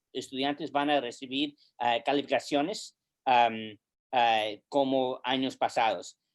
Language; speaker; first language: Spanish; early bilingual, heritage; English